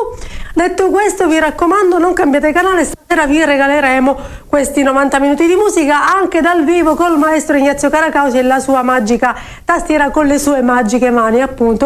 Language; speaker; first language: Italian; native; Italian